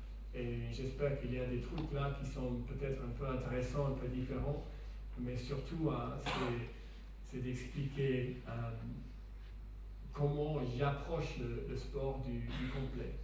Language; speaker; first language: French; non-native, fluent; English